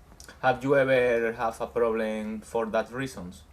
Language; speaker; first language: English; non-native, learner; Spanish